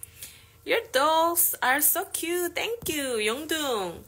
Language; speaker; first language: English; non-native, learner; Korean